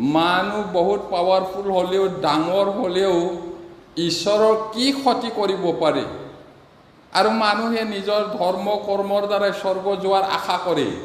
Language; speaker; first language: Assamese; non-native, local second language; Bodo